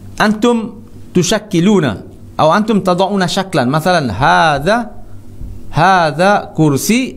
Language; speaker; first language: Arabic; non-native, fluent; Malay